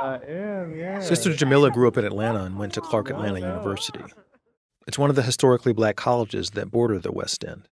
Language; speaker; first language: English; native; English